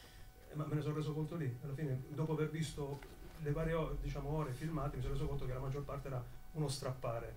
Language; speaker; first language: Italian; native; Italian